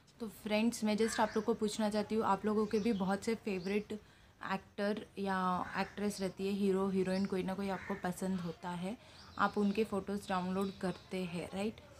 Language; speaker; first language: Hindi; non-native, local second language; Telugu